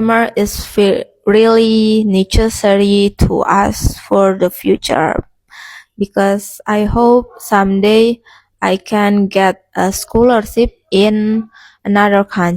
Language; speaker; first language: English; non-native, learner; Indonesian